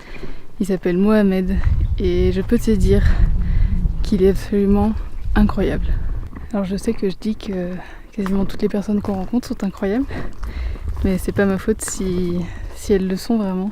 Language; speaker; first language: French; native; French